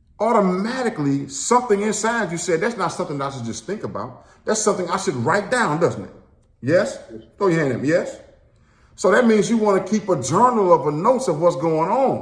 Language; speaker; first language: English; native; English